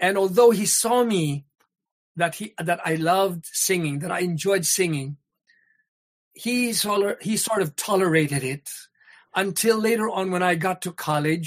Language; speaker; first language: English; non-native, local second language; Hiligaynon